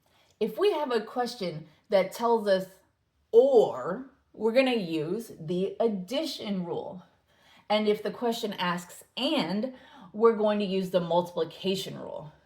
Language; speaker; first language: English; native; English